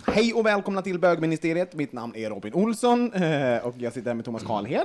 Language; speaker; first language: Swedish; native; Swedish